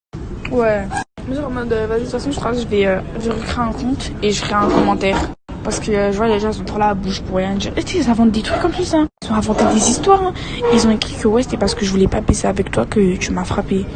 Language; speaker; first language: French; native; French